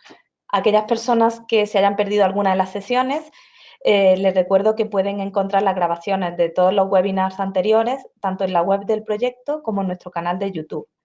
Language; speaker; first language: Spanish; native; Spanish